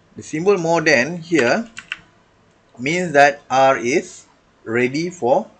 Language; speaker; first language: English; non-native, local second language; Malay